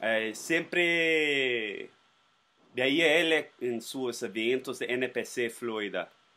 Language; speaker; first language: Portuguese; non-native, learner; Spanish